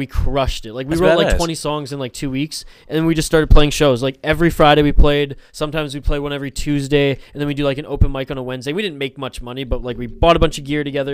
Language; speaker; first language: English; native; English